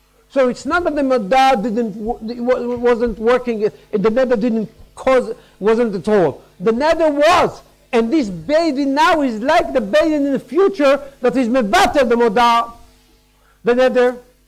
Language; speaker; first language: English; non-native, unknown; Hebrew